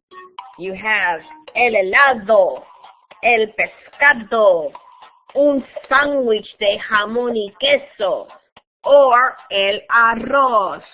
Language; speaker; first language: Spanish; non-native, fluent; English